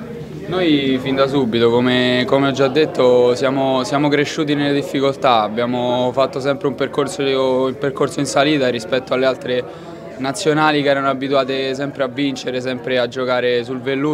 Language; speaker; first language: Italian; native; Italian